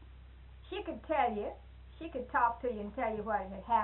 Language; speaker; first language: English; native; English